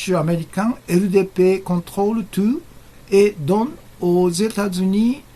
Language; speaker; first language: French; non-native, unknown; Japanese